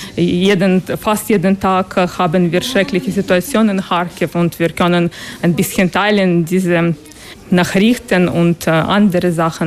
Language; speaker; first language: German; non-native, learner; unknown